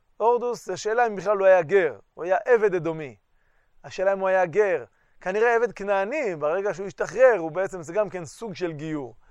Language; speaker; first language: Hebrew; native; Hebrew